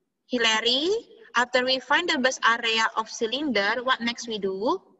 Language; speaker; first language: English; non-native, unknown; Indonesian